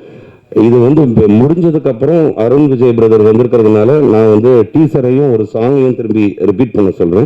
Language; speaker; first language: Tamil; native; Tamil